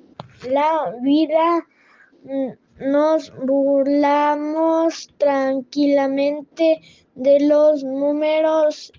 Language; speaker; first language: Spanish; non-native, learner; French